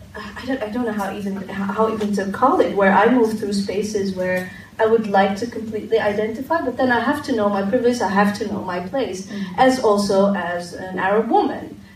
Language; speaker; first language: English; non-native, fluent; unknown